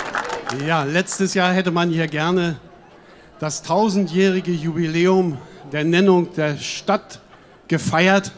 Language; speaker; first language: German; native; German